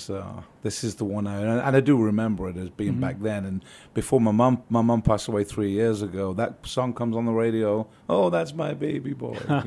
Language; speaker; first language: English; native; English